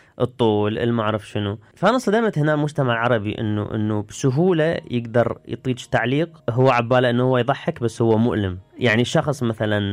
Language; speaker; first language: Arabic; early bilingual, heritage; Arabic